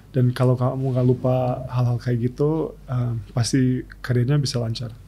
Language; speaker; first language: Indonesian; early bilingual, other home language; English